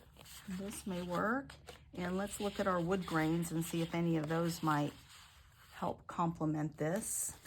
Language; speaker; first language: English; native; English